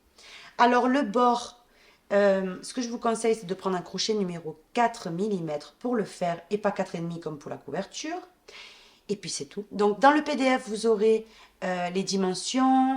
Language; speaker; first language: French; native; French